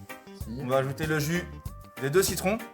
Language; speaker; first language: French; native; French